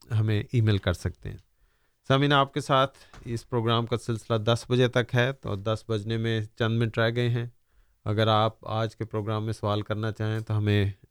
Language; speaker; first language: Urdu; native; Urdu